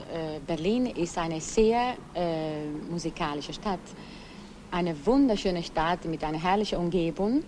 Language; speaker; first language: German; non-native, fluent; Italian